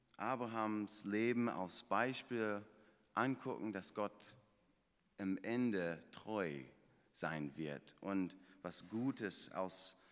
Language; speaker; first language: German; non-native, fluent; English